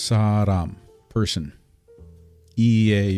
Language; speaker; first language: Korean; non-native, learner; English